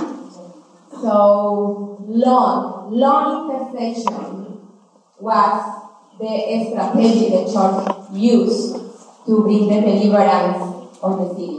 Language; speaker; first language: English; non-native, learner; Spanish